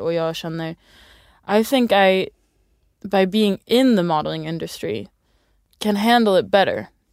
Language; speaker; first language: English; early bilingual, other home language; Swedish